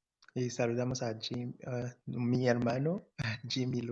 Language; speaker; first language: Spanish; non-native, fluent; English